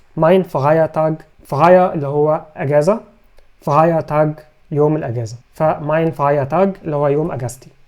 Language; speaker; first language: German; non-native, fluent; Arabic